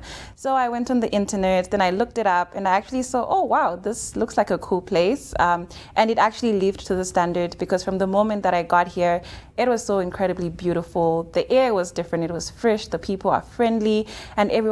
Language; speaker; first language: English; non-native, local second language; Shona